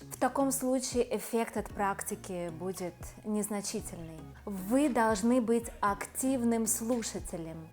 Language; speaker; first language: Russian; native; Russian